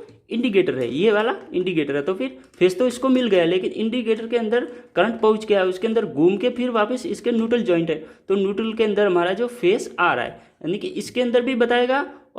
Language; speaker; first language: Hindi; native; Hindi